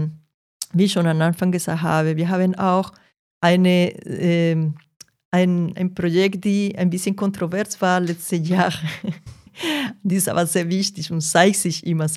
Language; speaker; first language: German; non-native, fluent; Portuguese